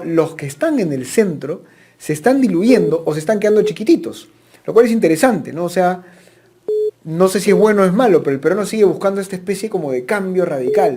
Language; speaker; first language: Spanish; native; Spanish